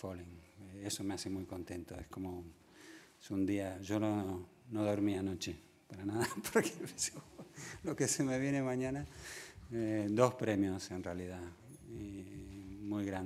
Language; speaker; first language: Spanish; early bilingual, other home language; English